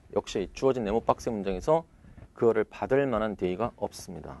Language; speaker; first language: Korean; native; Korean